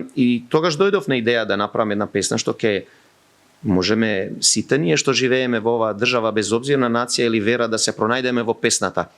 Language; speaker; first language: Macedonian; early bilingual, heritage; Macedonian